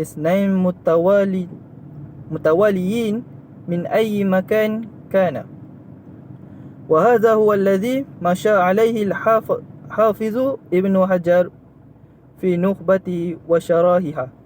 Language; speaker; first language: Arabic; non-native, learner; Malay